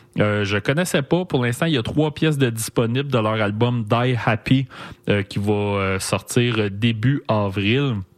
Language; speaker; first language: French; native; French